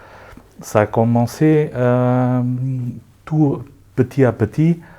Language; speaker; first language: French; non-native, local second language; Luxembourgish